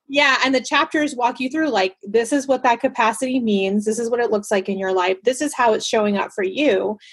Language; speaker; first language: English; early bilingual, other home language; Spanish